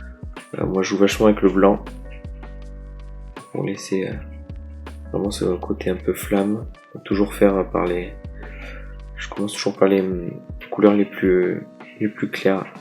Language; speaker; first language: French; native; French